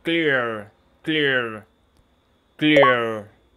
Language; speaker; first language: English; non-native, learner; Spanish